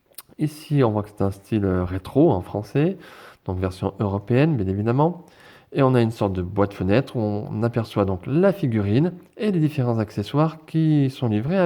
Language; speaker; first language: French; native; French